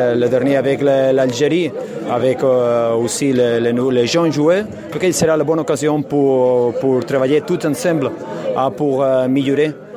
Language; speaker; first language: French; non-native, learner; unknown